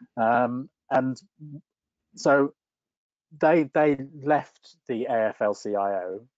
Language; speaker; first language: English; native; English